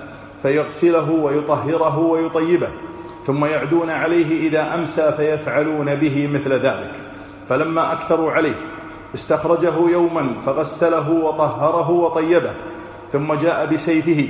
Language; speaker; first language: Arabic; native; Arabic